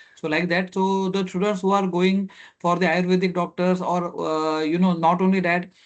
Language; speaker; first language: English; non-native, local second language; Marathi